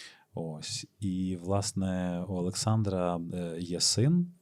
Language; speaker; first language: Ukrainian; native; Ukrainian